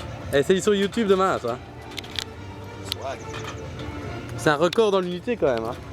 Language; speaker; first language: French; native; French